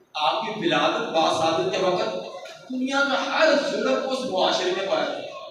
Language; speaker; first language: Urdu; non-native, local second language; Punjabi